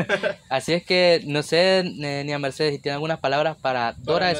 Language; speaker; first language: Spanish; native; Spanish